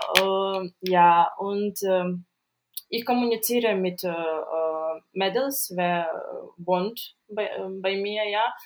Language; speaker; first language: German; non-native, learner; Ukrainian